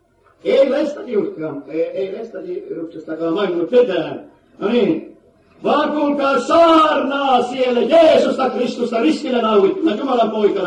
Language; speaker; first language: Finnish; native; Finnish